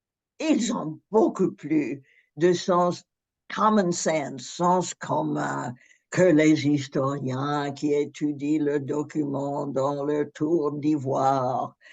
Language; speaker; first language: French; non-native, fluent; English